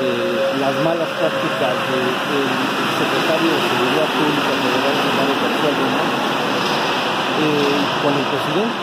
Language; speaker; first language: Spanish; native; Spanish